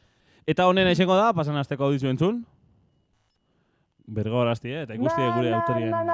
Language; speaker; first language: Basque; native; Basque